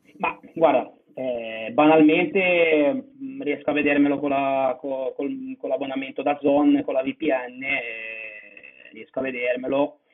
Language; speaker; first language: Italian; native; Italian